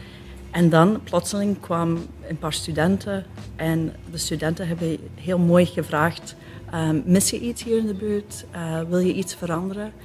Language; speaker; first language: Dutch; non-native, fluent; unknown